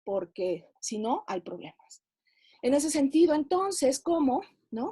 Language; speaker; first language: Spanish; native; Spanish